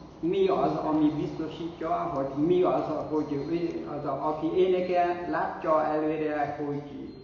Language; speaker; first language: Hungarian; non-native, fluent; English